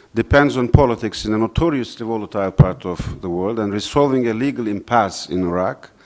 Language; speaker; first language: English; non-native, fluent; Turkish